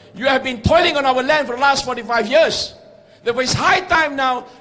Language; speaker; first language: English; non-native, local second language; Malay